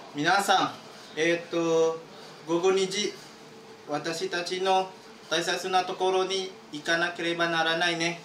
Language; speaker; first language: Japanese; non-native, learner; Malay